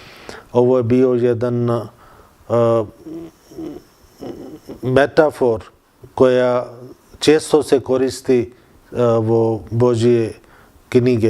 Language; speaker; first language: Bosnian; non-native, fluent; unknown